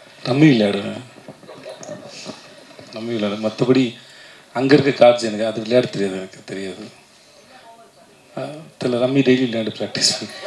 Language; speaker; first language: Tamil; native; Tamil